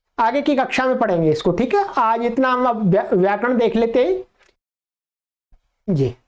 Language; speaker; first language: Hindi; native; Hindi